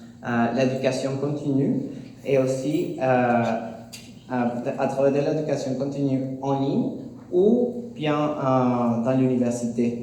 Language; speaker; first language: French; non-native, learner; Spanish